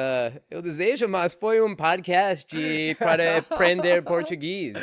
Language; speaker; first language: Portuguese; non-native, learner; English